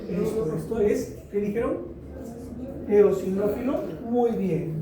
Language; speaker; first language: Spanish; native; Spanish